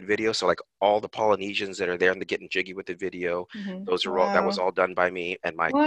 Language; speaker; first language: English; native; English